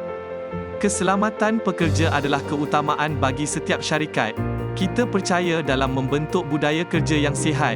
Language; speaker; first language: Malay; native; Malay